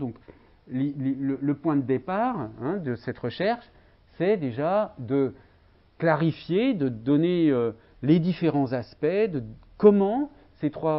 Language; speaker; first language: French; native; French